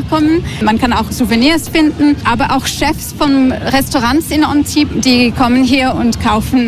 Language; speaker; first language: German; non-native, fluent; English